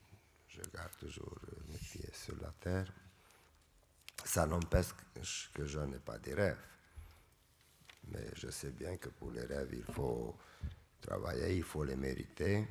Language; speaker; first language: French; non-native, fluent; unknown